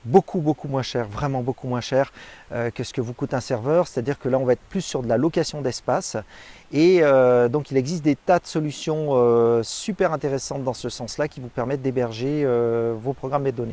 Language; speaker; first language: French; native; French